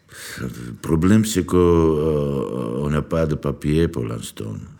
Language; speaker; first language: French; non-native, learner; Georgian